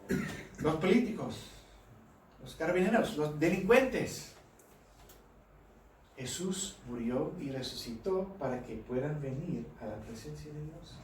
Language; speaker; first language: Spanish; non-native, fluent; English